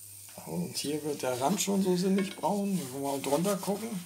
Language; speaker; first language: German; native; German